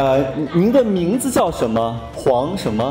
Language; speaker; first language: Chinese; native; Chinese